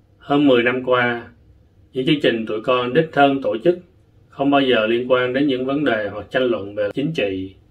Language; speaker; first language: Vietnamese; native; Vietnamese